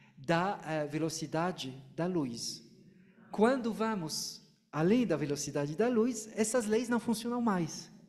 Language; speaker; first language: Portuguese; non-native, fluent; French